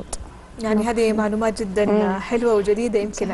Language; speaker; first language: Arabic; native; Arabic